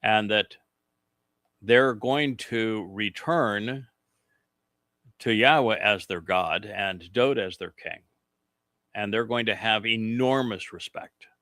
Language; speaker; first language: English; native; English